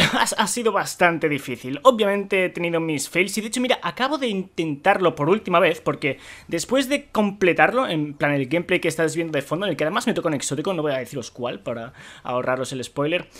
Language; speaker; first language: Spanish; native; Spanish